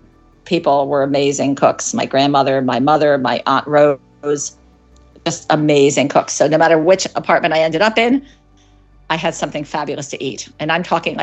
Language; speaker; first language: English; native; English